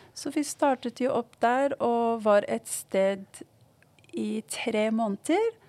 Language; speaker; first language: Norwegian; non-native, fluent; Arabic